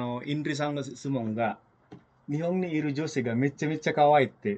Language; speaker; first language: Japanese; non-native, fluent; Indonesian